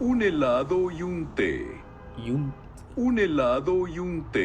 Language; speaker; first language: Spanish; non-native, learner; English